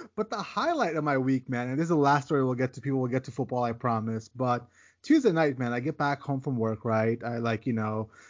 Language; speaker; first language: English; early bilingual, other home language; Urdu